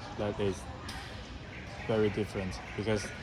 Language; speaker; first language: English; non-native, learner; Chinese